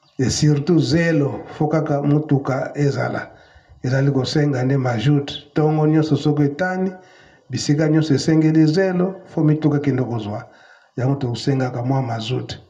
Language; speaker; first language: Lingala; non-native, local second language; Kongo